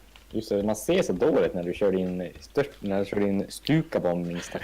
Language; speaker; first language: Swedish; native; Swedish